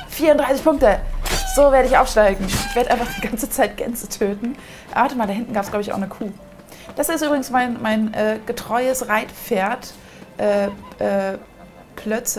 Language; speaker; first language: German; native; German